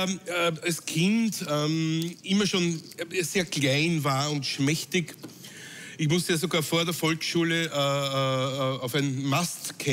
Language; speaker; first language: German; native; German